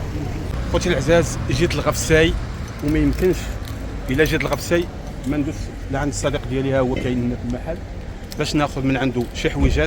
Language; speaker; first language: Arabic; native; Arabic